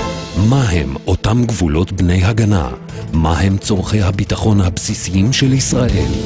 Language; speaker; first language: Hebrew; native; Hebrew